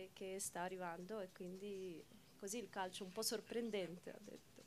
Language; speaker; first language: Italian; non-native, fluent; Polish